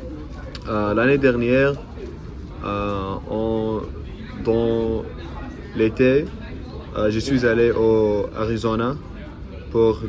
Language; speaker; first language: French; non-native, learner; English